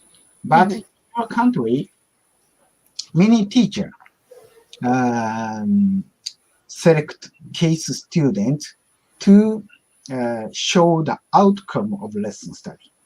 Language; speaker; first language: English; non-native, learner; Japanese